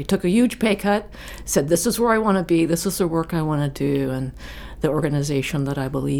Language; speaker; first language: English; native; English